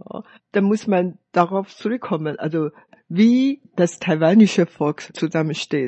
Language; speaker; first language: German; non-native, fluent; Hakka Chinese